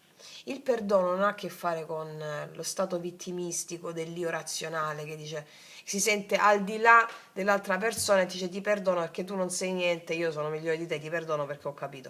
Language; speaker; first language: Italian; native; Italian